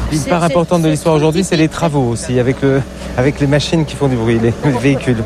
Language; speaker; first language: French; native; French